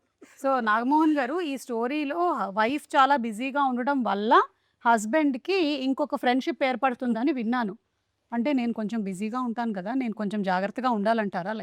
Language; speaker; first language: Telugu; native; Telugu